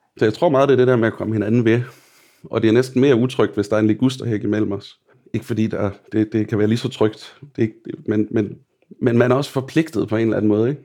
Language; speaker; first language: Danish; native; Danish